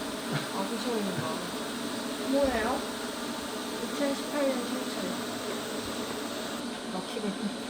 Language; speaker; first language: Korean; non-native, learner; French